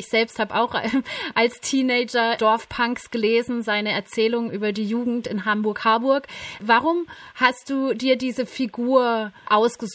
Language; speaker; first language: German; native; German